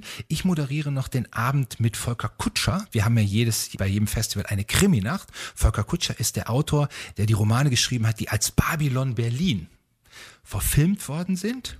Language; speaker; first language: German; native; German